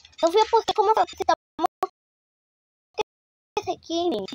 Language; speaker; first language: Spanish; native; Spanish